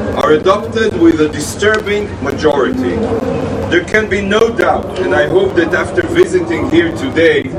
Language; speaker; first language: English; non-native, fluent; Hebrew